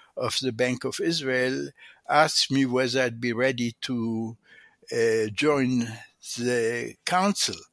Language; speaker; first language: English; non-native, fluent; Hebrew